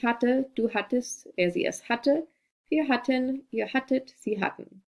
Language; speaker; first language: German; non-native, fluent; English